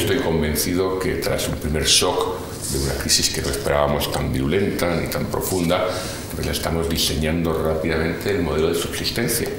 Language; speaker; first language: Spanish; native; Spanish